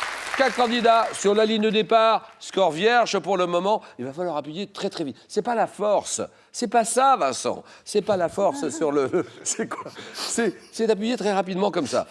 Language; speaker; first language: French; native; French